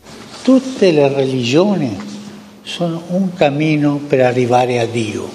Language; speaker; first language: Italian; non-native, fluent; Spanish